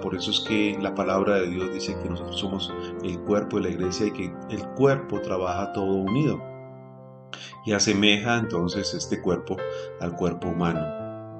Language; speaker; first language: Spanish; native; Spanish